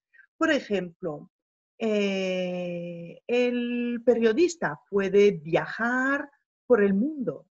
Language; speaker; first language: Spanish; non-native, fluent; French